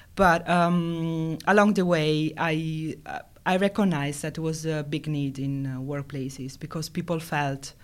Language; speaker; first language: English; non-native, fluent; Italian